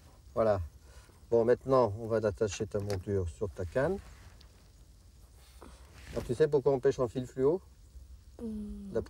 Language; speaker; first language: French; native; French